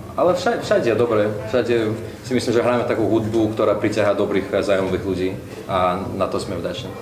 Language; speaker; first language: Slovak; non-native, fluent; Russian